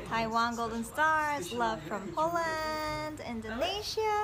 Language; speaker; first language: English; early bilingual, other home language; Korean